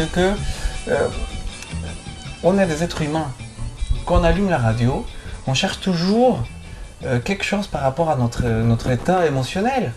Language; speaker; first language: French; non-native, fluent; Spanish